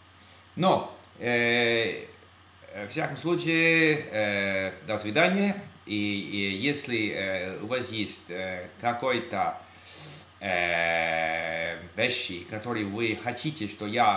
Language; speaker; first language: Russian; non-native, learner; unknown